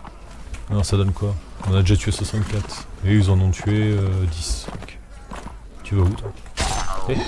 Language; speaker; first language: French; native; French